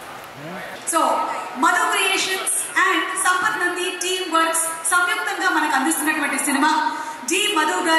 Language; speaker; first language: Telugu; native; Telugu